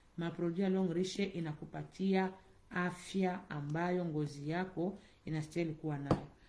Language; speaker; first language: Swahili; native; Swahili